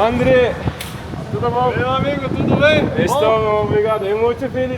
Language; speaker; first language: Portuguese; non-native, learner; Turkish